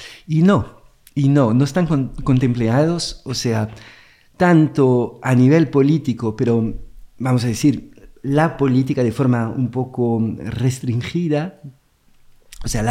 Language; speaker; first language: Spanish; non-native, fluent; French